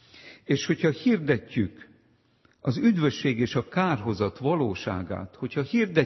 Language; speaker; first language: Hungarian; native; Hungarian